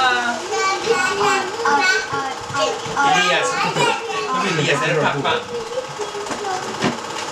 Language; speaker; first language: Swedish; native; Swedish